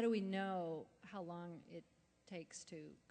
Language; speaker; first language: English; native; English